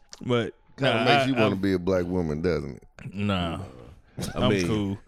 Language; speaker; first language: English; native; English